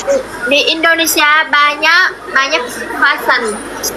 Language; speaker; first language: Indonesian; non-native, learner; Vietnamese